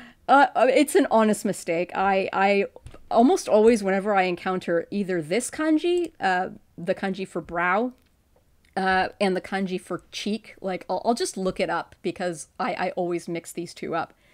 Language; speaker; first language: English; native; English